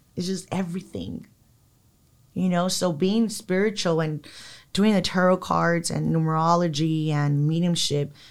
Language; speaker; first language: English; native; English